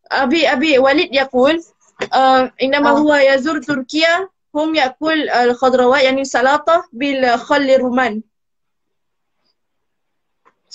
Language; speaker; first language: Arabic; non-native, learner; Malay